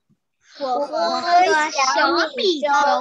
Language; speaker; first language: Chinese; early bilingual, heritage; Chinese